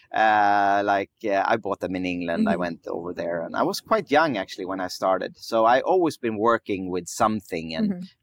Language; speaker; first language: English; early bilingual, other home language; Swedish